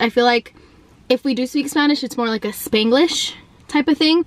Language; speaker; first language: English; early bilingual, other home language; Spanish